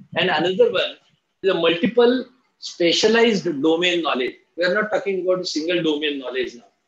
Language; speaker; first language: English; non-native, local second language; Marathi